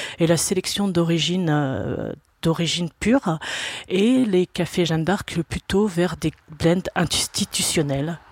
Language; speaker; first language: French; native; French